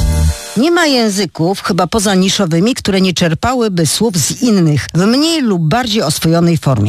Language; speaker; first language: Polish; native; Polish